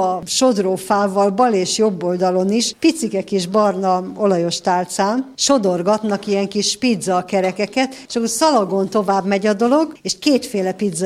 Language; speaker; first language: Hungarian; native; Hungarian